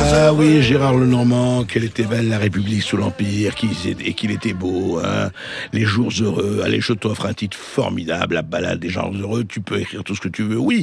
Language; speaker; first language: French; native; French